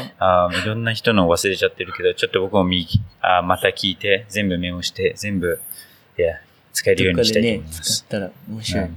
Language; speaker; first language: Japanese; native; Japanese